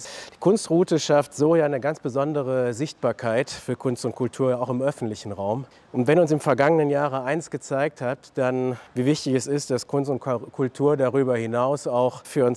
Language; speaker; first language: German; native; German